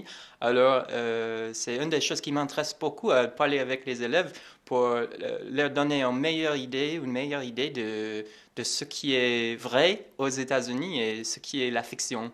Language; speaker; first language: French; non-native, fluent; English